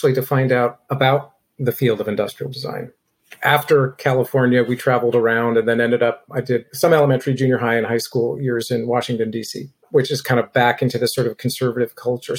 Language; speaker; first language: English; native; English